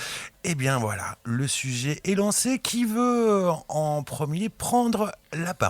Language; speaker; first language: French; native; French